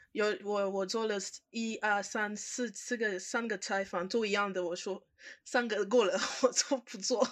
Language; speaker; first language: Chinese; non-native, learner; French